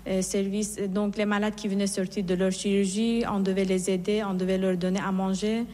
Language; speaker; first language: French; non-native, fluent; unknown